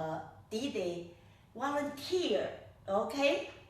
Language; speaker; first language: English; non-native, learner; Chinese